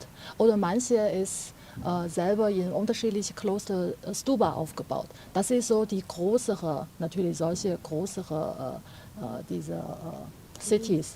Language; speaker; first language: German; non-native, fluent; Chinese